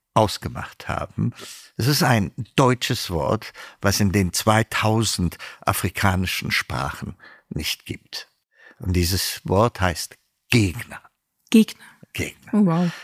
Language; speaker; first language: German; non-native, fluent; Amharic